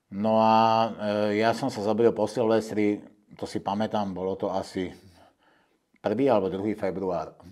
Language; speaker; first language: Slovak; native; Slovak